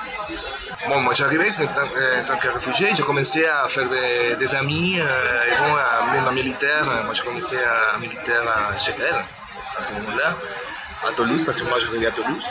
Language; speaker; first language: French; non-native, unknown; Spanish